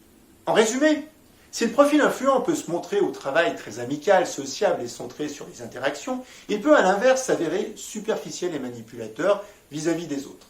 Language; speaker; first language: French; native; French